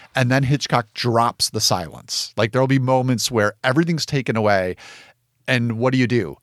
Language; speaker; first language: English; native; English